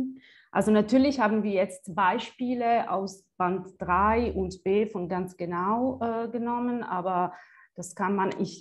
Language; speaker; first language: German; non-native, fluent; Italian